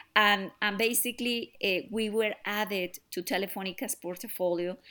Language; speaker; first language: English; non-native, fluent; Spanish